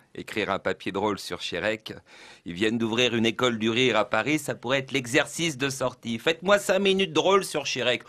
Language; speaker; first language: French; native; French